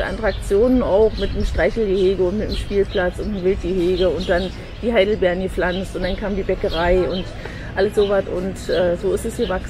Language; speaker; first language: German; native; German